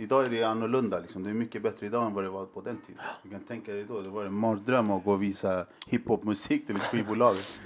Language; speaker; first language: Swedish; early bilingual, other home language; Spanish